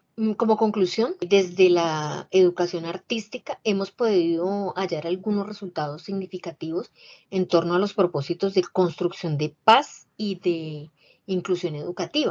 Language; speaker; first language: Spanish; native; Spanish